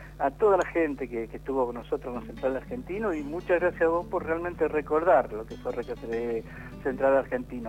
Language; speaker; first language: Spanish; native; Spanish